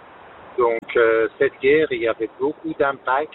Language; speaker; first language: French; non-native, fluent; Persian